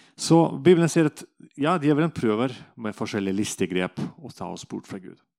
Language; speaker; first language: Norwegian; non-native, fluent; Russian